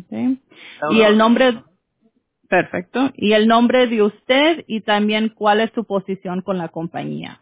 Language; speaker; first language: Spanish; early bilingual, heritage; Spanish